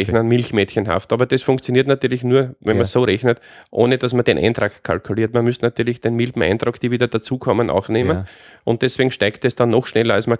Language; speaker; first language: German; native; German